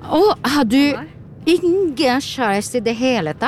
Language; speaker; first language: Norwegian; non-native, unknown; Portuguese